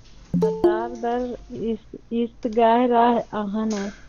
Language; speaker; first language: Persian; non-native, learner; Urdu